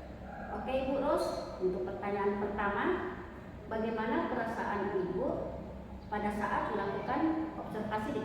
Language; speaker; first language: Indonesian; native; Indonesian